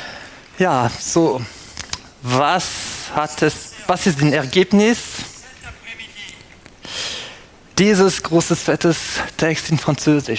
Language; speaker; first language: German; non-native, fluent; French